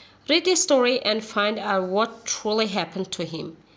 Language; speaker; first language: English; non-native, fluent; Azerbaijani